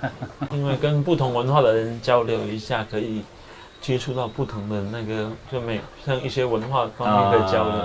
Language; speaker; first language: Chinese; native; Chinese